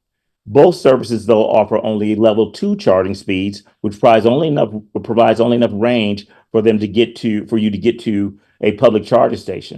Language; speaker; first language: English; native; English